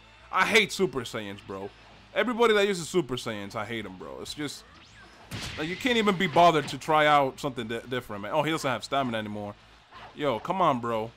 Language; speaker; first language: English; native; English